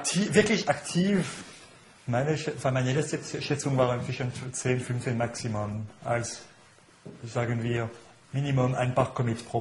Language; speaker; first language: German; non-native, fluent; French